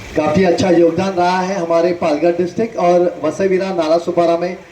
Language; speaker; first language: Hindi; non-native, local second language; Marathi